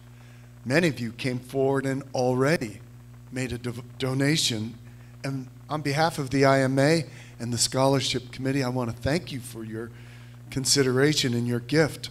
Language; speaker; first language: English; native; English